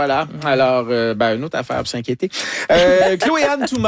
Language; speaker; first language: French; native; French